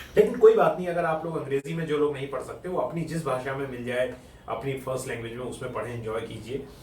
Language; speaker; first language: Hindi; native; Hindi